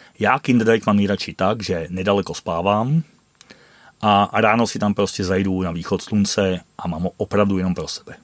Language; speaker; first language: Czech; non-native, fluent; Dutch